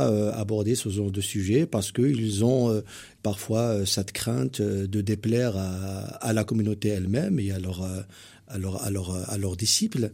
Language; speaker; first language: French; non-native, local second language; Arabic